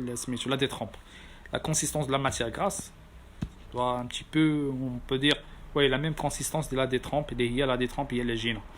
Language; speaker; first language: French; non-native, local second language; Arabic